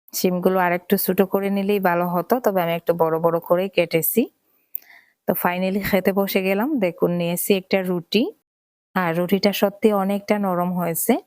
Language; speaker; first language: Bangla; native; Bangla